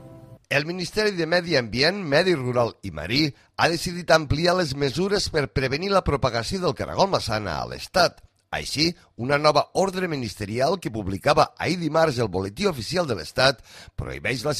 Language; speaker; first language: Catalan; native; Catalan